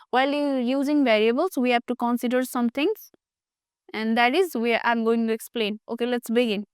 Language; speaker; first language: English; non-native, local second language; Nepali